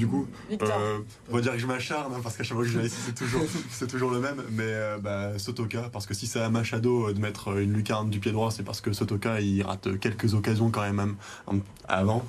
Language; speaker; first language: French; native; French